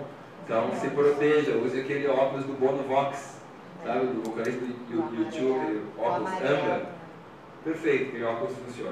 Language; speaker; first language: Portuguese; native; Portuguese